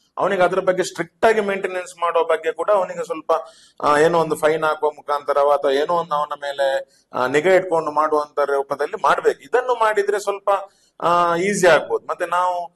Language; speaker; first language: Kannada; native; Kannada